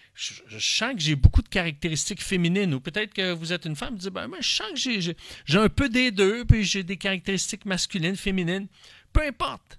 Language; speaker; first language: French; native; French